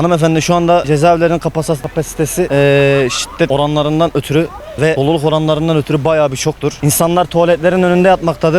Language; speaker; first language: Turkish; native; Turkish